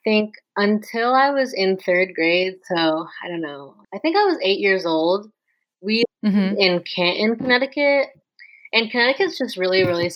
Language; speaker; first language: English; native; English